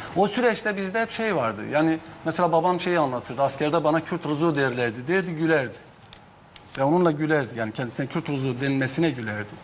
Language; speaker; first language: Turkish; non-native, local second language; Zaza